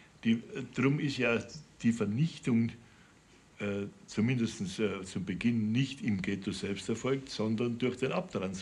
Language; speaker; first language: German; native; German